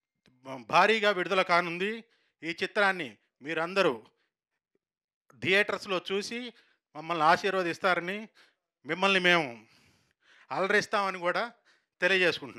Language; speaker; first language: Telugu; native; Telugu